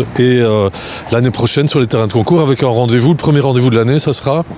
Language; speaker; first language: French; native; French